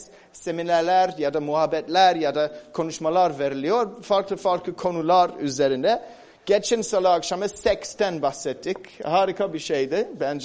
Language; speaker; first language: Turkish; non-native, fluent; English